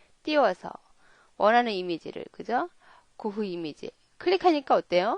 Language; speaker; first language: Korean; native; Korean